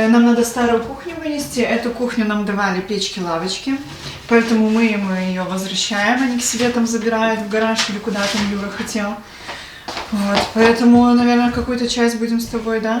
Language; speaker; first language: Russian; native; Russian